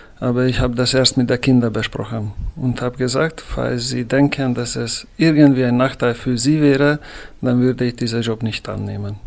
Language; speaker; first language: German; non-native, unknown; Hungarian